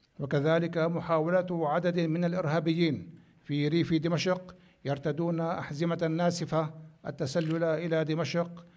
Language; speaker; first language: Arabic; native; Arabic